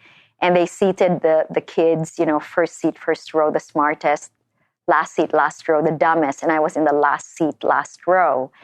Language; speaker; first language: English; non-native, local second language; Filipino